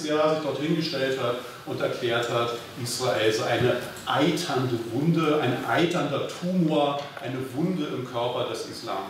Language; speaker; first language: German; native; German